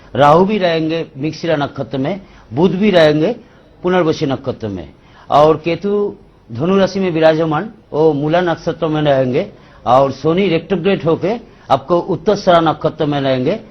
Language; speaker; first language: Hindi; non-native, local second language; Bangla